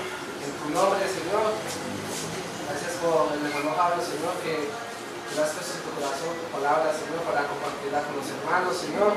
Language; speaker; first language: Spanish; native; Spanish